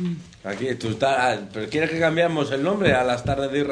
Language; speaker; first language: Spanish; native; Spanish